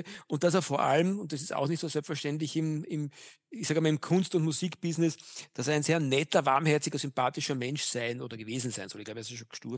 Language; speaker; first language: German; native; German